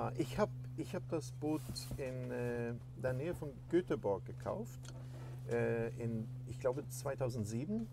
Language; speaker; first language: German; non-native, fluent; Swedish